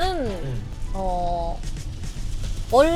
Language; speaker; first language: Korean; non-native, learner; Japanese